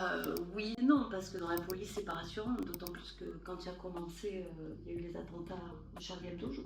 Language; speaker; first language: French; native; French